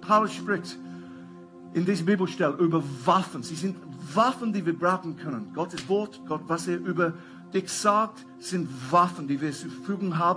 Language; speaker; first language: German; non-native, fluent; English